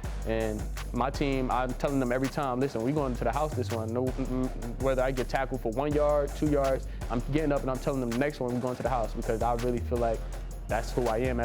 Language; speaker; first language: English; native; English